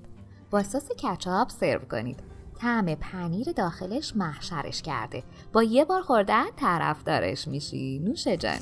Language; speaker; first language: Persian; native; Persian